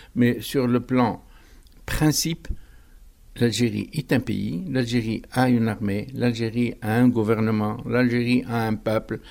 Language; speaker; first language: French; non-native, local second language; Arabic